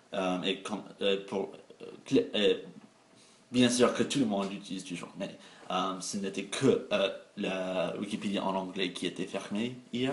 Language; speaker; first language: French; non-native, fluent; English